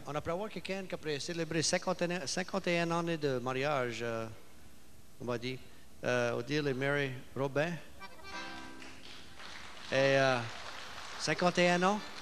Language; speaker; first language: French; early bilingual, heritage; French